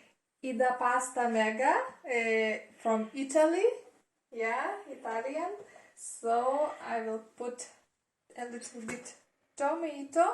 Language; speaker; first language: English; non-native, learner; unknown